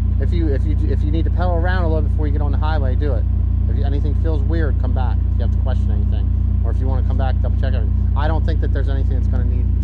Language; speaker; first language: English; native; English